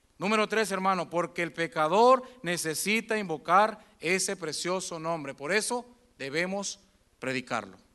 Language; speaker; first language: Spanish; native; Spanish